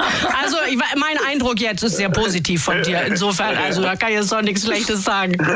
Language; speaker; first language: German; native; German